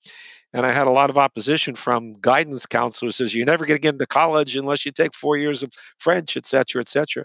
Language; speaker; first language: English; native; English